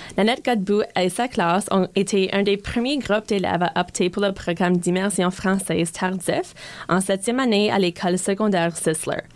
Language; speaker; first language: French; non-native, local second language; English